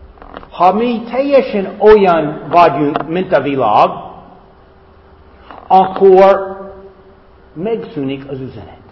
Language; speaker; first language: Hungarian; non-native, fluent; English